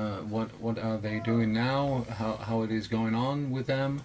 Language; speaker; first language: English; non-native, fluent; German